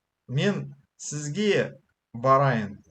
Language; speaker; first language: Kazakh; non-native, learner; Russian